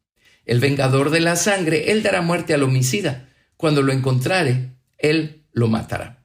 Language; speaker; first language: Spanish; native; Spanish